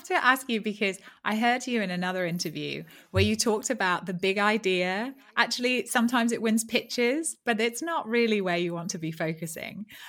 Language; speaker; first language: English; native; English